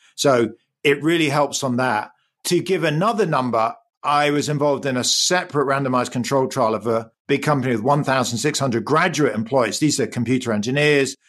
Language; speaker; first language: English; native; English